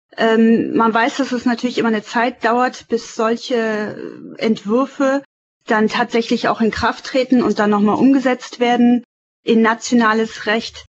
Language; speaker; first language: German; native; German